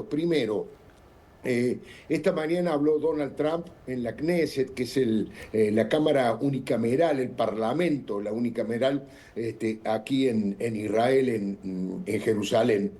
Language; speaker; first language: Spanish; native; Spanish